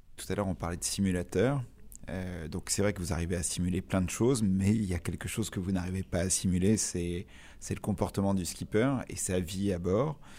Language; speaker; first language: French; native; French